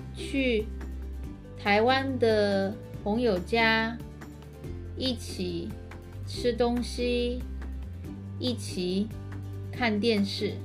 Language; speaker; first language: Chinese; early bilingual, heritage; Chinese